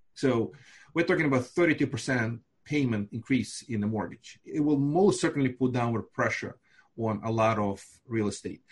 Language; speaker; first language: English; non-native, fluent; Russian